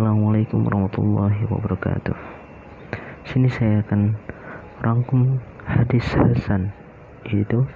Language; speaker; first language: Indonesian; native; Indonesian